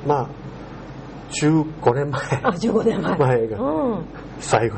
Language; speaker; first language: Japanese; non-native, learner; Korean